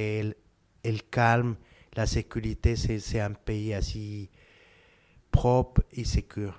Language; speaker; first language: French; non-native, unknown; Spanish